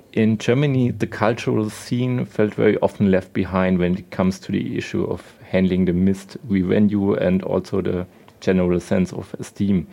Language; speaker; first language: English; non-native, fluent; German